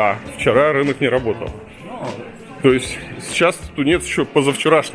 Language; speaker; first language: Russian; native; Russian